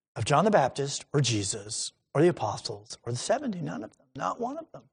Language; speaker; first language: English; native; English